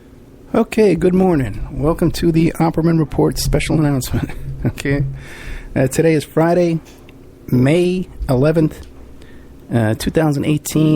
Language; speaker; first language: English; native; English